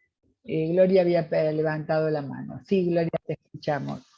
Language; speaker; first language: Spanish; native; Spanish